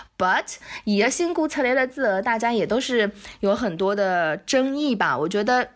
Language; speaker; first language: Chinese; native; Chinese